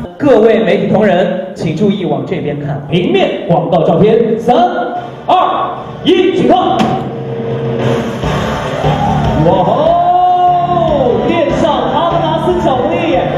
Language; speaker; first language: Chinese; native; Chinese